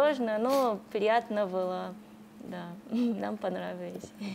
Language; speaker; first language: Russian; non-native, learner; Japanese